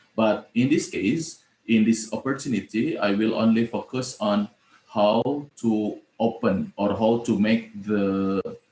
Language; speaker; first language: English; non-native, fluent; Indonesian